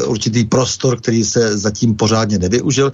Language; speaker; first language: Czech; native; Czech